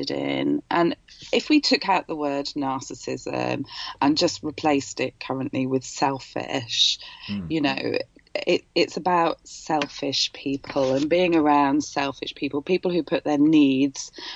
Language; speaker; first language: English; native; English